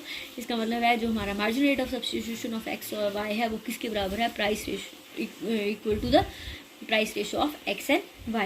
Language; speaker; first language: Hindi; native; Hindi